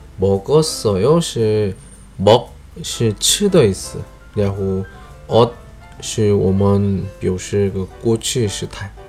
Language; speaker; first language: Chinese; non-native, learner; Korean